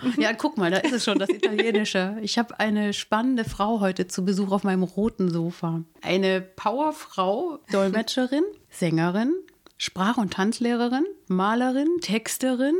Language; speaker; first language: German; native; German